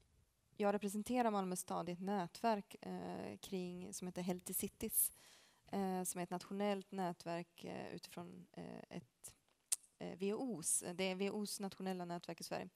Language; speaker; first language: Swedish; native; Swedish